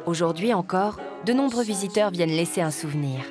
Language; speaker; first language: French; native; French